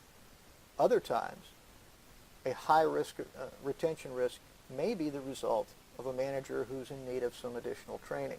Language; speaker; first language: English; native; English